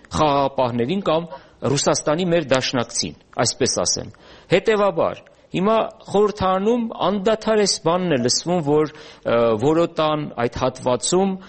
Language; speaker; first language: Armenian; native; Armenian